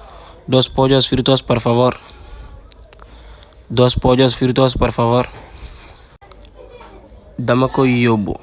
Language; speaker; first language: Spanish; non-native, fluent; Wolof